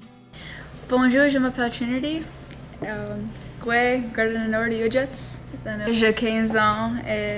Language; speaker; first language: French; non-native, learner; English